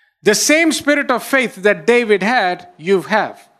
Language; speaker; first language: English; non-native, local second language; Telugu